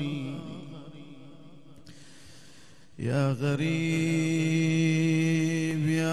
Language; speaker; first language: Arabic; native; Arabic